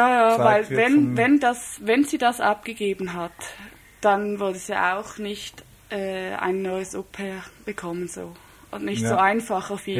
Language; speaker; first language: German; non-native, fluent; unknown